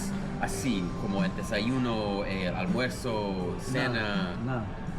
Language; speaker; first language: Spanish; non-native, learner; English